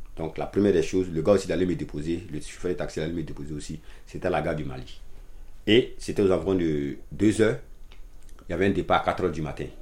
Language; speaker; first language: French; non-native, local second language; Dyula